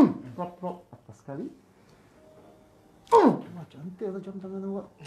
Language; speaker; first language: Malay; non-native, local second language; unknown